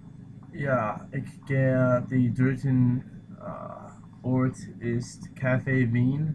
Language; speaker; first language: German; non-native, learner; English